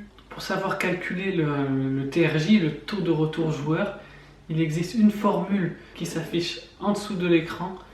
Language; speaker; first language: French; native; French